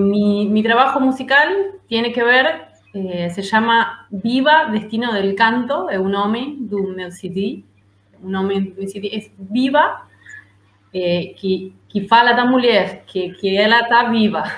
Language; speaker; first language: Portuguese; non-native, learner; Spanish